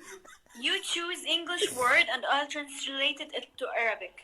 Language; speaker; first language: English; non-native, fluent; Somali